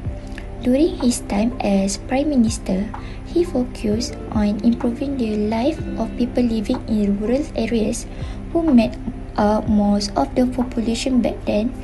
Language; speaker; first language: English; non-native, local second language; Malay